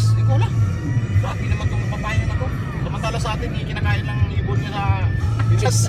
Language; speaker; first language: Filipino; non-native, local second language; Cebuano